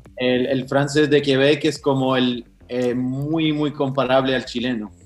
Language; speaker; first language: Spanish; non-native, fluent; French